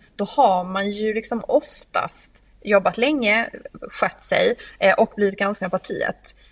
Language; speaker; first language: Swedish; native; Swedish